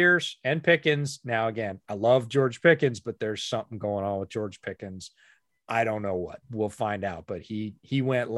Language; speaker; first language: English; native; English